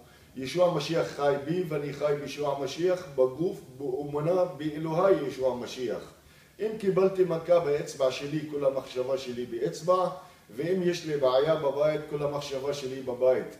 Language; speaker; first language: Hebrew; non-native, local second language; Arabic